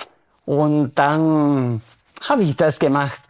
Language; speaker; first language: German; non-native, fluent; Spanish